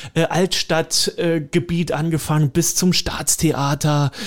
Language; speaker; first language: German; native; German